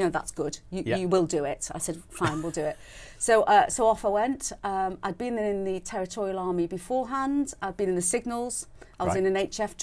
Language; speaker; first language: English; native; English